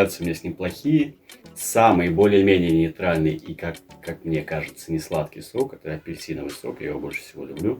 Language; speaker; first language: Russian; native; Russian